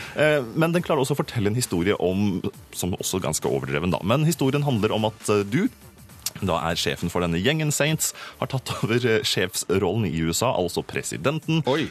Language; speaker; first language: Norwegian; native; Norwegian